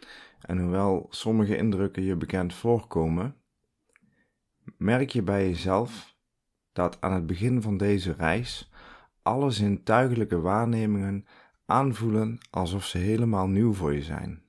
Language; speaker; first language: Dutch; native; Dutch